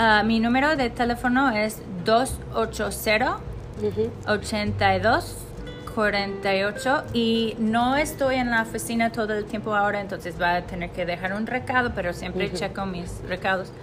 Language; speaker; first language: Spanish; non-native, fluent; English